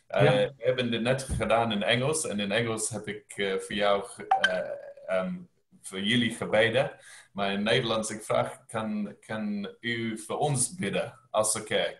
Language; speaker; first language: Dutch; non-native, learner; English